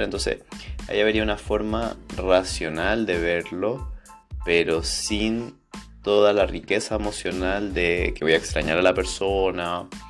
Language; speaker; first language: Spanish; native; Spanish